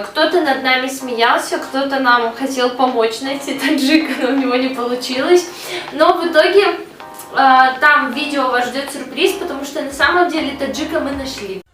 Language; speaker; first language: Russian; native; Russian